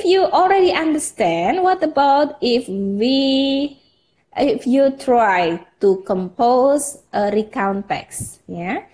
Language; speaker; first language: English; non-native, fluent; Indonesian